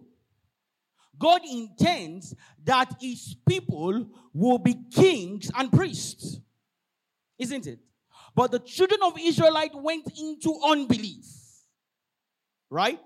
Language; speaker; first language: English; non-native, local second language; Yoruba